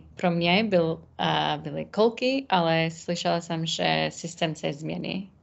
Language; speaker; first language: Czech; non-native, learner; English